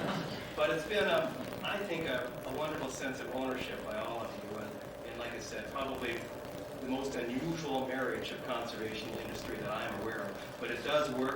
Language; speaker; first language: English; native; English